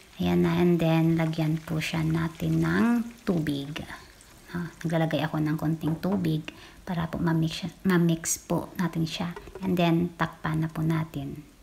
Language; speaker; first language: Filipino; non-native, local second language; Hiligaynon